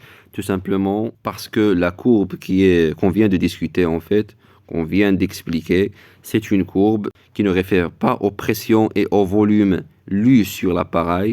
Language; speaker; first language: French; non-native, local second language; Arabic